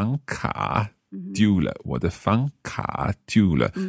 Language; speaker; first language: Chinese; non-native, learner; English